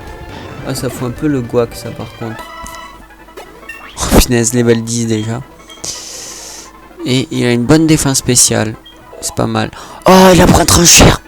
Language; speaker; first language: French; native; French